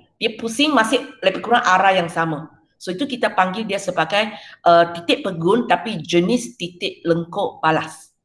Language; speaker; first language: Malay; non-native, local second language; Chinese